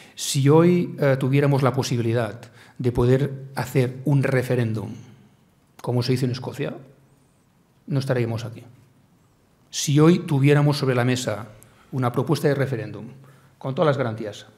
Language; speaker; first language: Spanish; native; Spanish